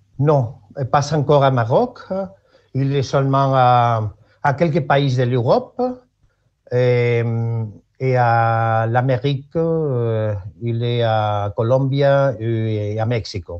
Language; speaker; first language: French; non-native, learner; Spanish